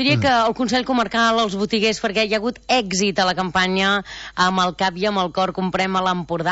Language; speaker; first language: Catalan; native; Catalan